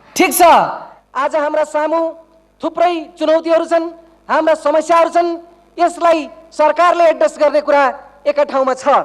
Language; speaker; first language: Nepali; native; Nepali